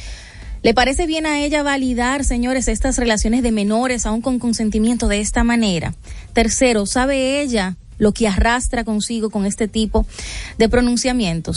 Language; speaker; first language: Spanish; native; Spanish